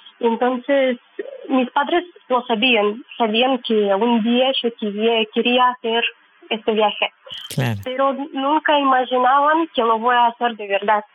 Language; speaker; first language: Spanish; non-native, learner; Russian